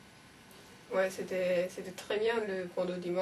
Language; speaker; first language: French; non-native, learner; Japanese